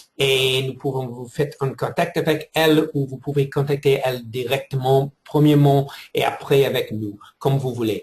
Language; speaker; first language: French; non-native, fluent; English